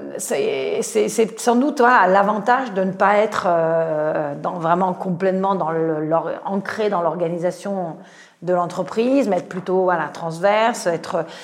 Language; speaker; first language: French; non-native, fluent; Italian